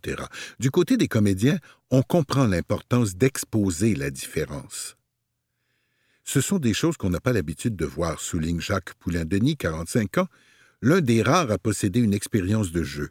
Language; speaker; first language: French; native; French